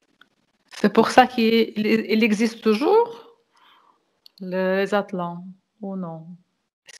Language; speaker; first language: French; non-native, fluent; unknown